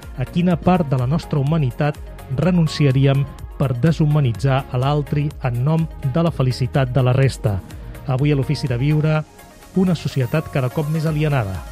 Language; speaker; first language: Catalan; native; Catalan